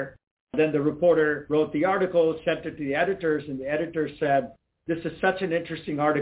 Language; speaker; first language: English; non-native, local second language; Tamil